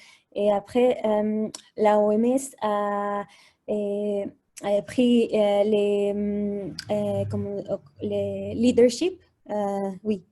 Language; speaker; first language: French; non-native, fluent; Spanish